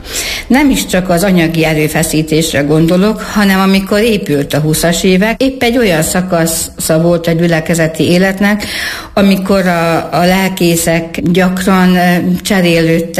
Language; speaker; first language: Hungarian; native; Hungarian